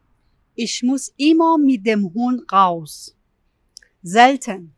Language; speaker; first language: German; non-native, fluent; Persian